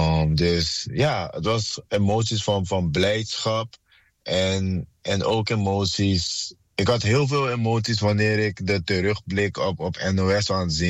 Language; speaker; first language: Dutch; non-native, fluent; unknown